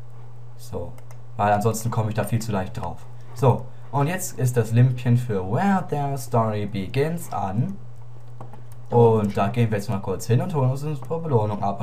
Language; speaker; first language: German; native; German